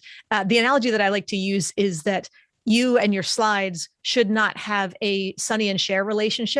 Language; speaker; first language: English; native; English